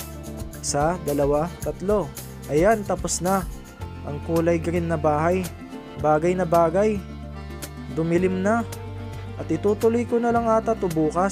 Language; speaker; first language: Filipino; native; Filipino